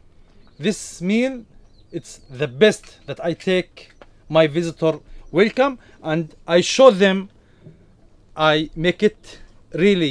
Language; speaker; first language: English; non-native, learner; Arabic